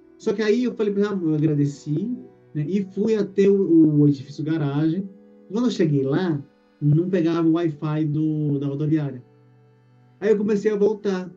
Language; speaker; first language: Portuguese; native; Portuguese